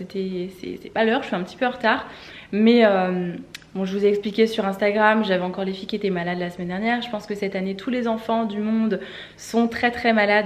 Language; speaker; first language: French; native; French